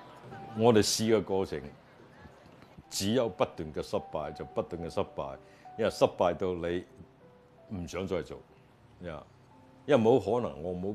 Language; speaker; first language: Chinese; native; Chinese